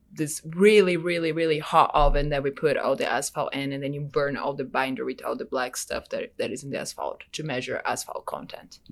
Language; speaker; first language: English; non-native, fluent; Portuguese